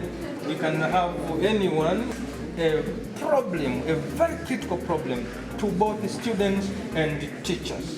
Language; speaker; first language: English; non-native, local second language; Swahili